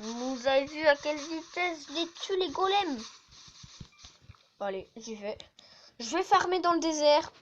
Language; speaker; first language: French; native; French